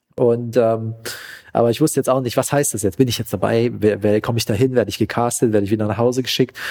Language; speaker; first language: German; native; German